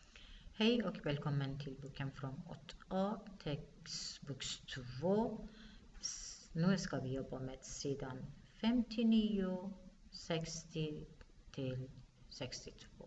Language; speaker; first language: Swedish; non-native, fluent; Persian